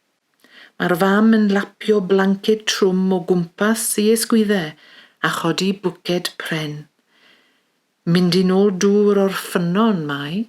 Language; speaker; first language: Welsh; native; Welsh